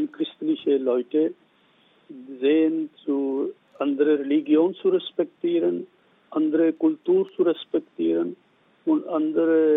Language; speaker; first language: German; non-native, learner; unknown